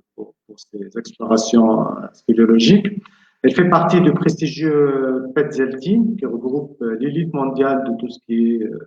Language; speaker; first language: French; non-native, local second language; Arabic